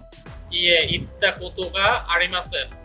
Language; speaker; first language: Japanese; non-native, learner; Bangla